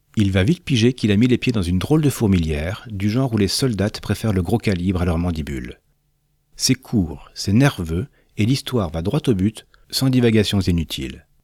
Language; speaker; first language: French; native; French